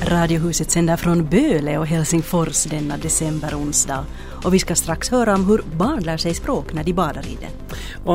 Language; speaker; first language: Swedish; native; Swedish